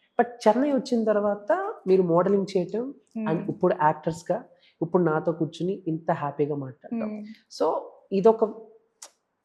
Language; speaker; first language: Telugu; native; Telugu